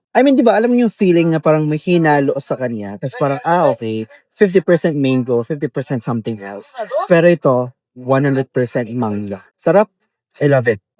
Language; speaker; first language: Filipino; native; Filipino